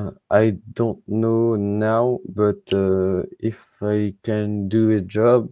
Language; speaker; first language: English; non-native, learner; French